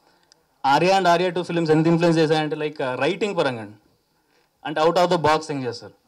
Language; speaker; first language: Telugu; native; Telugu